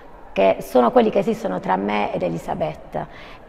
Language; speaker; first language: Italian; native; Italian